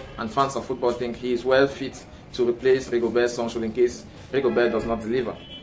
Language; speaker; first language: English; non-native, local second language; French